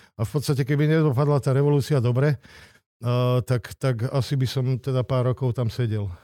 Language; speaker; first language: Slovak; non-native, local second language; Hungarian